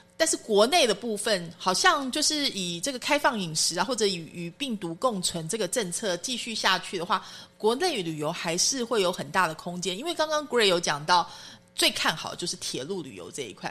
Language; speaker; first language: Chinese; native; Chinese